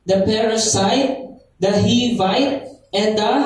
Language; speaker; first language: English; non-native, local second language; Filipino